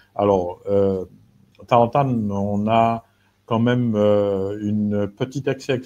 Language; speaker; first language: French; native; French